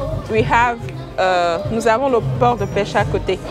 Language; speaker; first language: French; non-native, local second language; Ewe